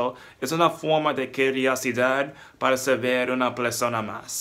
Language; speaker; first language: Spanish; non-native, fluent; English